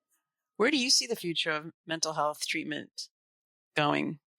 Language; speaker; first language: English; native; English